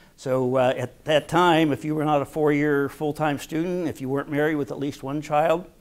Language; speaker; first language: English; native; English